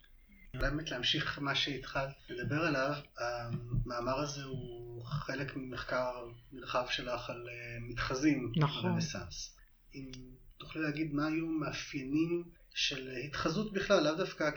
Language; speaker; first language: Hebrew; native; Hebrew